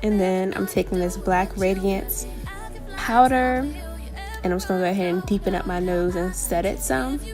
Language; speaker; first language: English; native; English